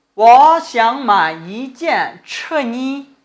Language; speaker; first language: Chinese; non-native, fluent; Thai